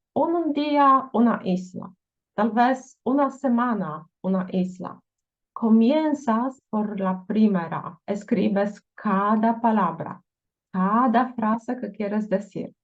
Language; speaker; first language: Spanish; non-native, fluent; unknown